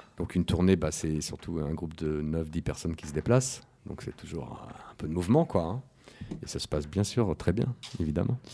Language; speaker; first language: French; native; French